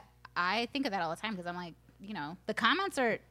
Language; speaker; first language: English; early bilingual, other home language; Spanish